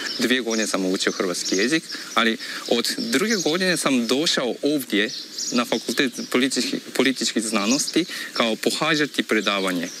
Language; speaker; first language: Croatian; non-native, fluent; Japanese